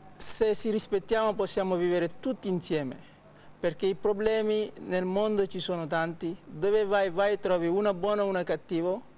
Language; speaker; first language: Italian; non-native, fluent; Wolof